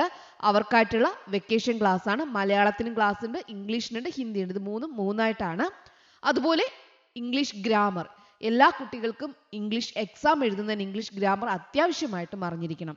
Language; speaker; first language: Malayalam; native; Malayalam